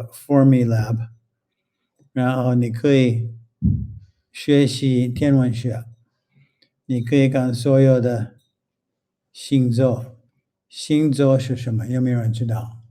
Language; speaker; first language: Chinese; non-native, fluent; English